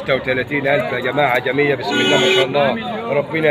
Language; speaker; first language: Arabic; native; Arabic